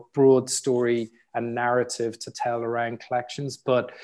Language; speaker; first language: English; native; English